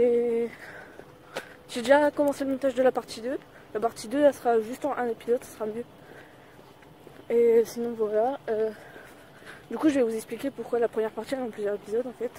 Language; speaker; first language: French; native; French